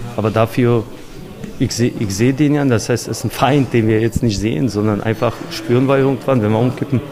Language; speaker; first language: German; non-native, fluent; Bosnian